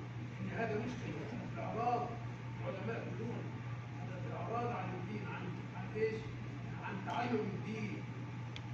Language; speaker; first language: Arabic; non-native, learner; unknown